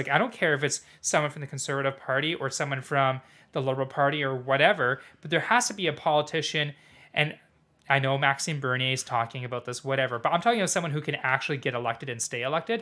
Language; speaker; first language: English; native; English